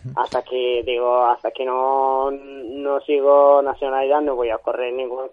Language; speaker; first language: Spanish; non-native, learner; Arabic